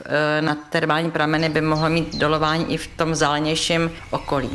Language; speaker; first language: Czech; native; Czech